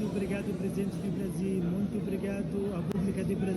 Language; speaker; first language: Portuguese; non-native, learner; Arabic